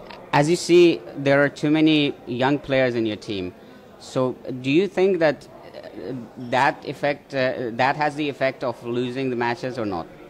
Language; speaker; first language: English; non-native, fluent; Persian